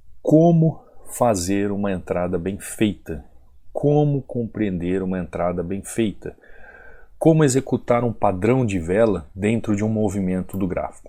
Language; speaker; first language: Portuguese; native; Portuguese